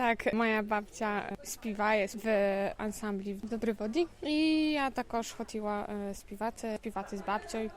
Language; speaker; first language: Polish; non-native, local second language; Ukrainian